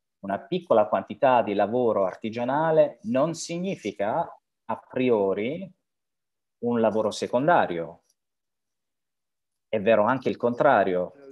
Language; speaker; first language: Italian; non-native, fluent; French